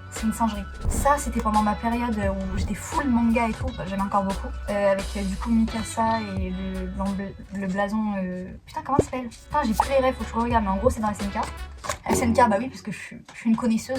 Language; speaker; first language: French; native; French